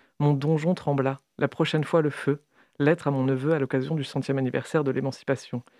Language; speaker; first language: French; native; French